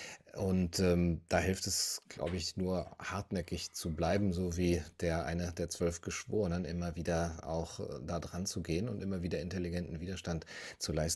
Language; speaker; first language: German; native; German